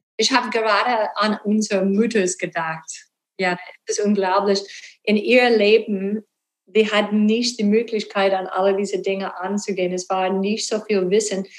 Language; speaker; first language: German; non-native, learner; English